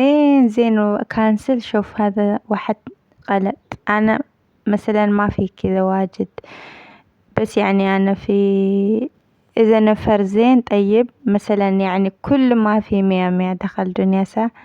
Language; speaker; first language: Arabic; non-native, learner; Amharic